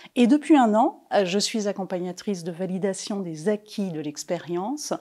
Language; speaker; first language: French; native; French